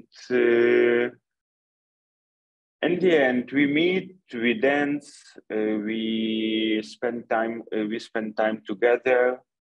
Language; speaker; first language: English; non-native, learner; Ukrainian